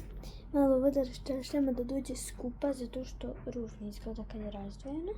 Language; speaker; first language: Bosnian; early bilingual, heritage; Bosnian